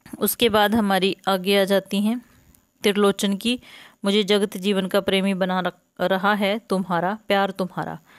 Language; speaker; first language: Hindi; native; Hindi